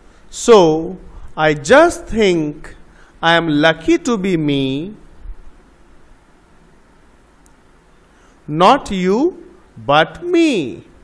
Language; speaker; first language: English; non-native, local second language; Bangla